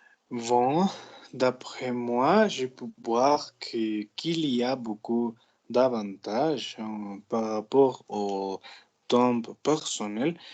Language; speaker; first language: French; non-native, learner; Spanish